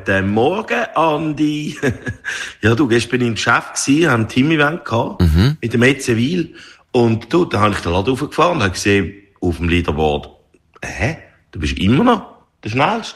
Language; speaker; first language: German; native; German